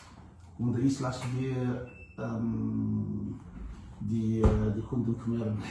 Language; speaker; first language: German; non-native, learner; Malagasy